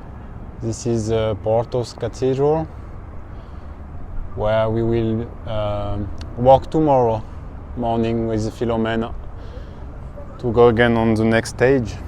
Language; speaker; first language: English; non-native, learner; French